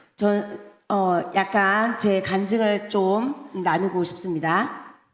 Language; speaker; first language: Korean; native; Korean